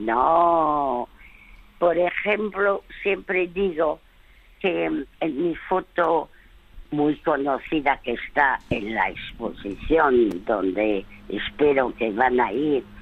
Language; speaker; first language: Spanish; early bilingual, other home language; French